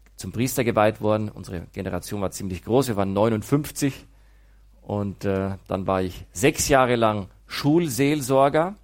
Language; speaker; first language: German; native; German